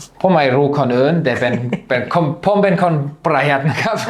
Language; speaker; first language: Thai; non-native, fluent; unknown